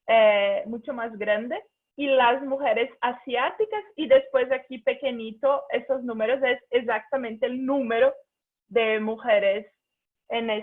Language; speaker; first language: Spanish; non-native, fluent; Portuguese